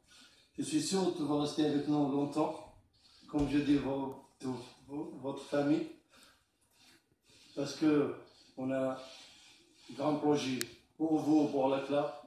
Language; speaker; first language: French; non-native, learner; Arabic